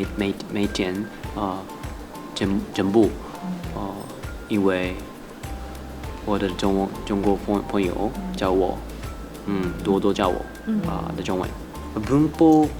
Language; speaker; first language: Chinese; non-native, learner; Japanese